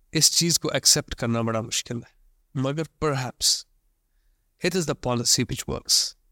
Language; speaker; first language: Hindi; non-native, local second language; Kashmiri